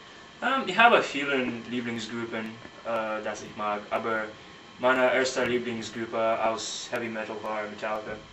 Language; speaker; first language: German; non-native, learner; English